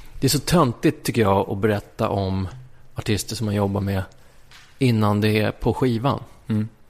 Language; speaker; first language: Swedish; native; Swedish